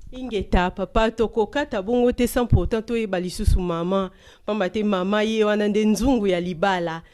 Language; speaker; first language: Lingala; native; Lingala